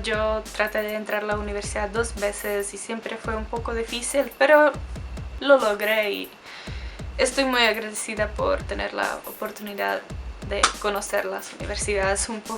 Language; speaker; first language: Spanish; non-native, fluent; Czech